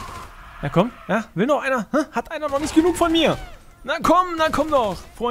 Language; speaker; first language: German; native; German